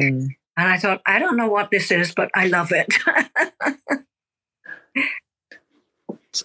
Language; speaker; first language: English; native; English